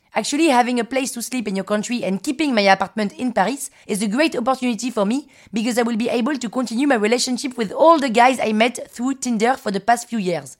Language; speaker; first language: English; early bilingual, other home language; French